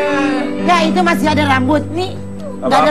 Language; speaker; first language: Indonesian; native; Indonesian